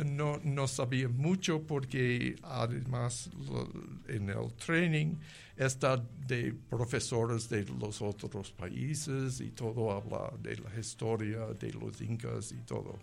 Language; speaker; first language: Spanish; non-native, learner; English